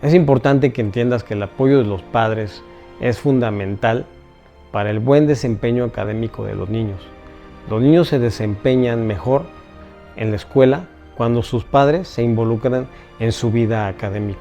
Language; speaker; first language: Spanish; native; Spanish